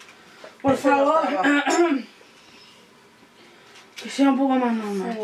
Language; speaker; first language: Spanish; native; Spanish